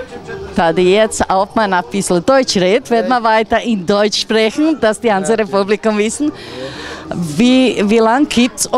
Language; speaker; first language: German; non-native, learner; Croatian